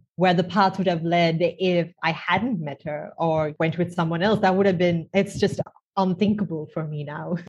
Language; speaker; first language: English; non-native, local second language; Sinhala